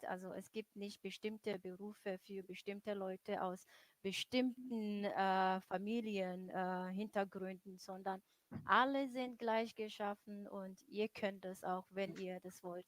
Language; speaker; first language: German; non-native, fluent; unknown